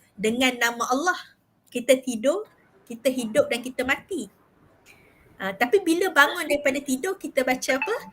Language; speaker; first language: Malay; native; Malay